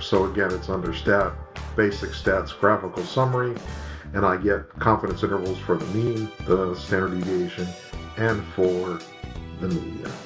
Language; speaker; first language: English; native; English